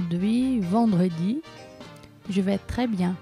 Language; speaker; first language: French; non-native, fluent; Portuguese